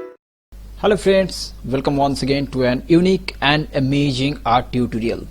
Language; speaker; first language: English; non-native, local second language; Hindi